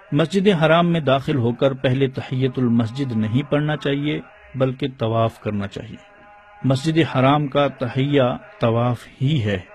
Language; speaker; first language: Urdu; native; Urdu